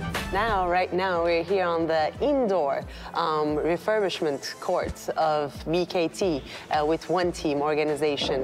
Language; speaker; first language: English; non-native, fluent; Turkish